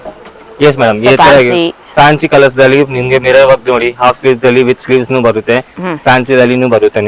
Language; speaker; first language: Kannada; non-native, local second language; Telugu